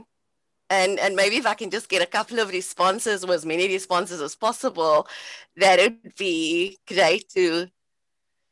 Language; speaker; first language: English; native; English